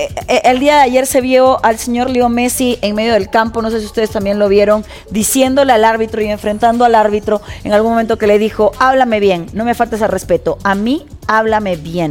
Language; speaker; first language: Spanish; native; Spanish